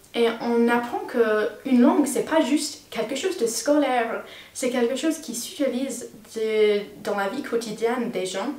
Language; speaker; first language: French; non-native, fluent; English